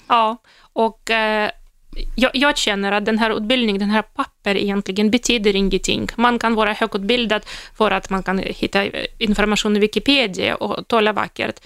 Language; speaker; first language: Swedish; non-native, fluent; Russian